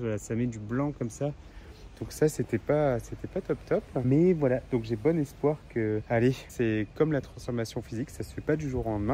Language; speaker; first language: French; native; French